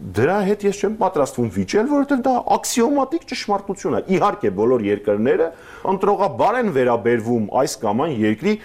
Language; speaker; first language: Armenian; native; Armenian